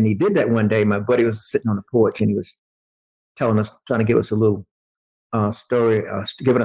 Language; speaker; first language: English; native; English